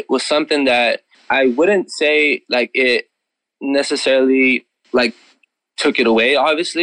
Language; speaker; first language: English; native; English